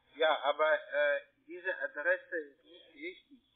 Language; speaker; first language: German; non-native, learner; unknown